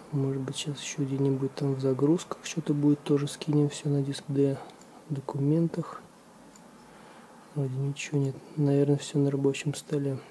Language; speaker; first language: Russian; native; Russian